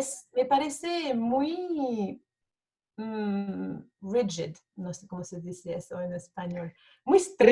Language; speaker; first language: Spanish; non-native, fluent; French